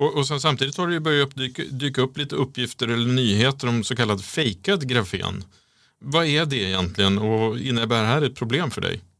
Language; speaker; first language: Swedish; native; Swedish